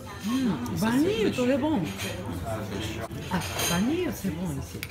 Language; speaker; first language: French; non-native, learner; Japanese